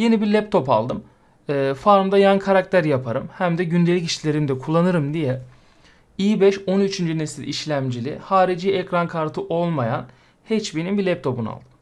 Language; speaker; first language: Turkish; native; Turkish